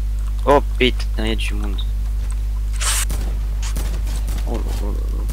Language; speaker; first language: French; native; French